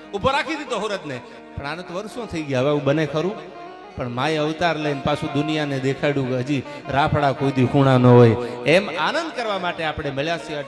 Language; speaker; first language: Gujarati; native; Gujarati